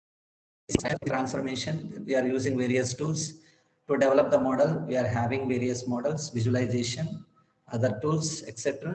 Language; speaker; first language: English; non-native, local second language; Telugu